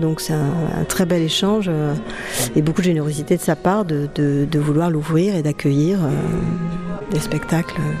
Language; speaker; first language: French; native; French